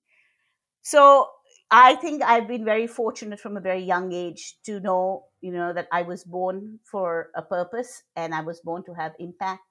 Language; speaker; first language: English; non-native, local second language; Bangla